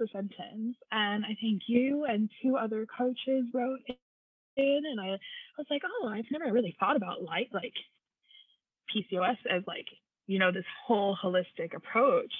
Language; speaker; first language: English; native; English